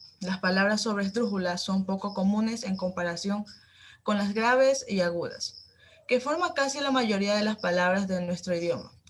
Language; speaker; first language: Spanish; native; Spanish